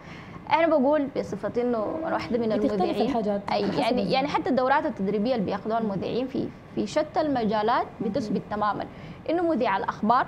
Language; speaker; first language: Arabic; native; Arabic